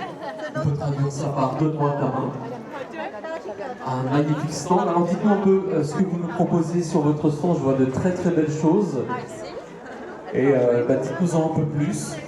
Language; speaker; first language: French; native; French